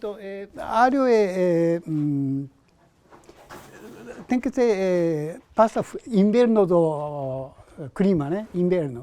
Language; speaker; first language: Portuguese; non-native, learner; Japanese